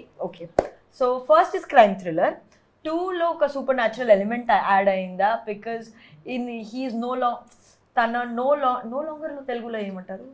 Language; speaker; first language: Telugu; non-native, learner; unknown